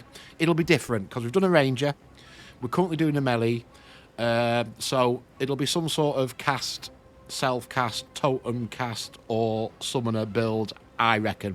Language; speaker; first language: English; native; English